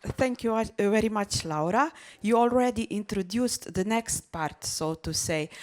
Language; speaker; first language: English; non-native, fluent; Slovenian